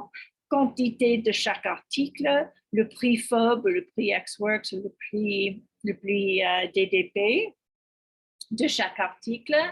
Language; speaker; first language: French; non-native, fluent; English